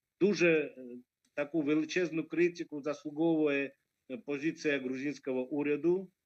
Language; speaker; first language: Ukrainian; non-native, fluent; Georgian